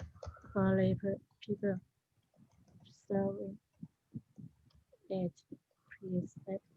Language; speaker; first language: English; non-native, learner; Thai